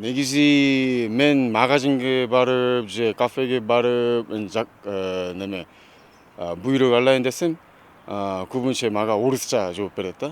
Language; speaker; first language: Kyrgyz; non-native, fluent; Korean